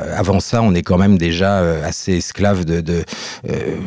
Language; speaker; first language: French; native; French